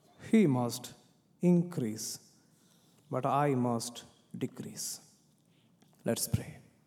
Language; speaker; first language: English; non-native, local second language; Malayalam